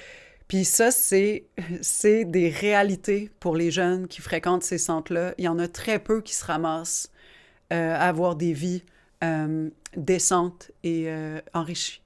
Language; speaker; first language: French; native; French